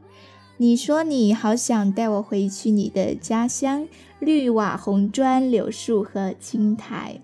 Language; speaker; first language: Chinese; native; Chinese